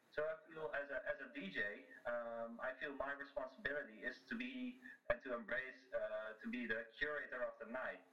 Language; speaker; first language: English; non-native, fluent; Dutch